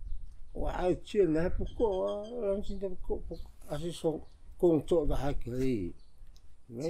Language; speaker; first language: Chinese; non-native, local second language; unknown